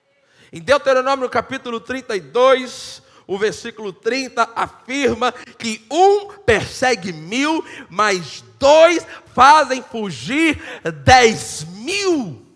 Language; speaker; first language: Portuguese; native; Portuguese